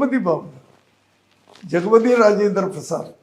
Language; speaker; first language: Telugu; non-native, learner; Tamil